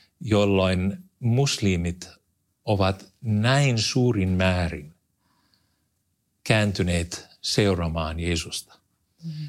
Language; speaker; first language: Finnish; non-native, fluent; English